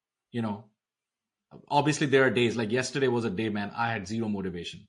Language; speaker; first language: English; non-native, local second language; Hindi